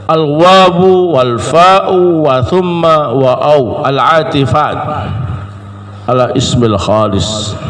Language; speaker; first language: Arabic; non-native, fluent; Indonesian